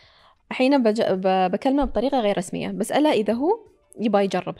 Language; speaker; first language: Arabic; native; Arabic